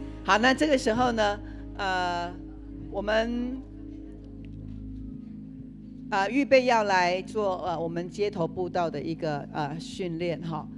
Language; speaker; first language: Chinese; native; Chinese